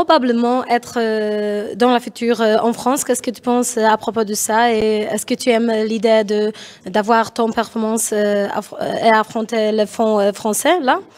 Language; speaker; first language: French; non-native, learner; Polish